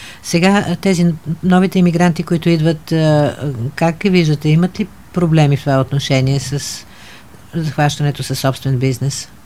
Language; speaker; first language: Bulgarian; native; Bulgarian